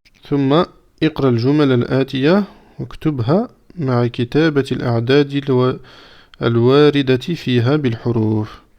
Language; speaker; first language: Arabic; non-native, fluent; French